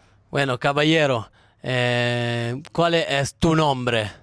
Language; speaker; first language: Spanish; non-native, learner; Italian